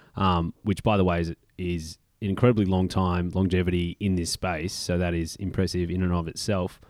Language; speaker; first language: English; native; English